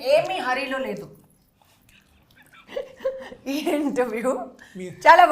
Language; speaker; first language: Telugu; non-native, local second language; Hindi